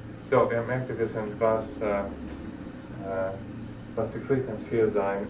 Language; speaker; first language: German; non-native, learner; English